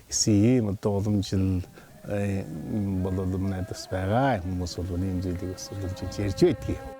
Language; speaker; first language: Mongolian; native; Mongolian